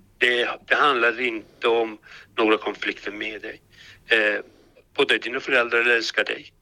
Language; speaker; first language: Swedish; non-native, fluent; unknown